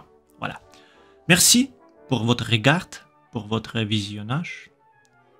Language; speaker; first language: French; non-native, learner; Russian